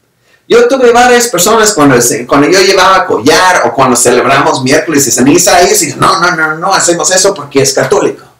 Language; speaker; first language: Spanish; non-native, fluent; English